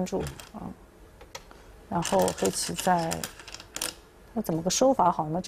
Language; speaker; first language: Chinese; native; Chinese